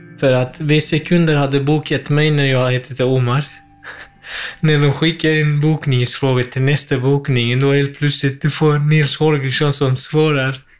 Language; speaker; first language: Swedish; non-native, fluent; Kurdish